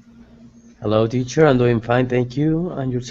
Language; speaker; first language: English; non-native, fluent; Spanish